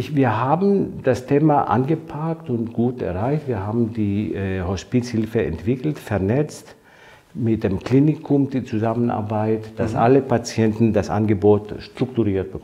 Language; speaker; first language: German; non-native, fluent; Greek